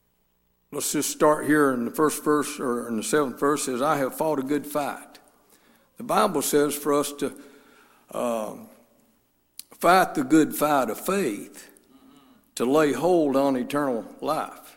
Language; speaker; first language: English; native; English